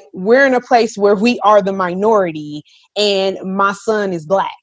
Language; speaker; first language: English; native; English